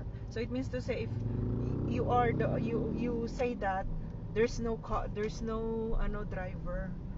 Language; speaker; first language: English; non-native, local second language; Iloko